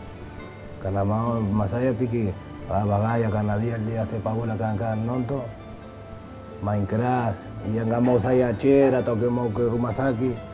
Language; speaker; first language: Indonesian; non-native, fluent; Spanish